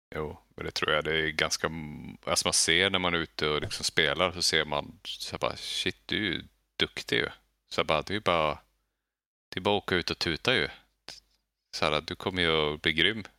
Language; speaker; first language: Swedish; native; Swedish